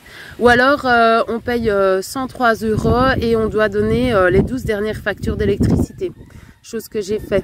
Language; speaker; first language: French; native; French